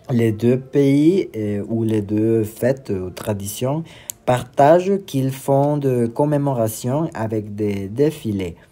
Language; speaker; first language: French; non-native, learner; Spanish